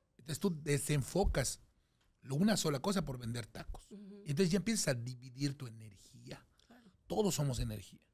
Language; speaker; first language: Spanish; native; Spanish